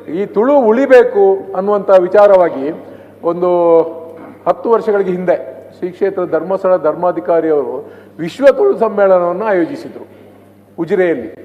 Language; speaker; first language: Kannada; non-native, local second language; Tulu